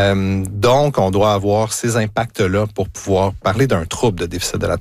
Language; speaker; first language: French; native; French